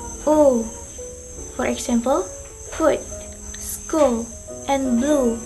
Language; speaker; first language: English; non-native, learner; Indonesian